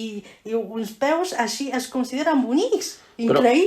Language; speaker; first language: Catalan; non-native, fluent; Chinese